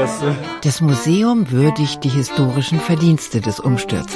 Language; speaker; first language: German; native; German